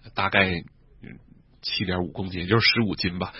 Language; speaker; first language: Chinese; native; Chinese